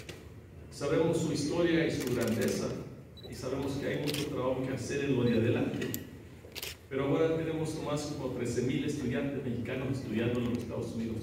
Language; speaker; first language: Spanish; early bilingual, heritage; English